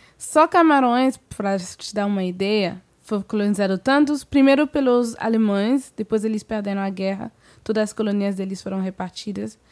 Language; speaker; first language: Portuguese; non-native, fluent; French